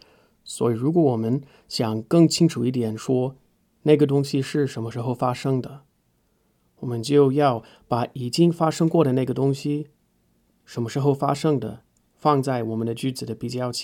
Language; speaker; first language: Chinese; non-native, fluent; English